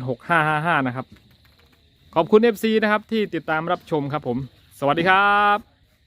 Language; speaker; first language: Thai; non-native, local second language; Northern Khmer